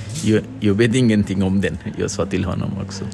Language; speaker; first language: Swedish; non-native, learner; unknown